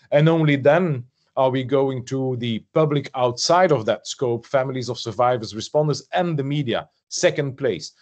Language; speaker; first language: English; non-native, fluent; French